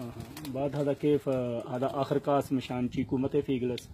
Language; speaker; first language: Arabic; non-native, learner; Urdu